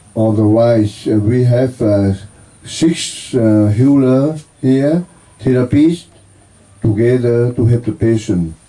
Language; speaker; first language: English; non-native, learner; Vietnamese